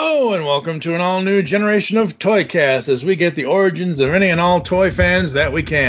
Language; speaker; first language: English; native; English